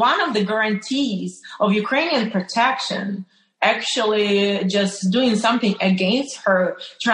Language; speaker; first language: English; non-native, fluent; Ukrainian